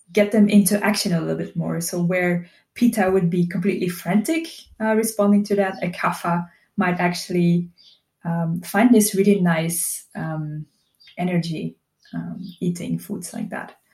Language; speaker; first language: English; non-native, fluent; Dutch